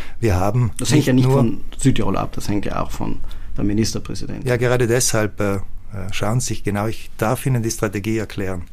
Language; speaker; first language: German; native; German